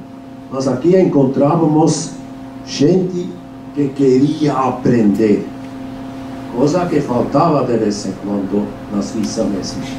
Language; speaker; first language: Portuguese; non-native, fluent; German